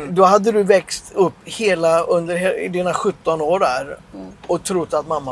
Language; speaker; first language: Swedish; native; Swedish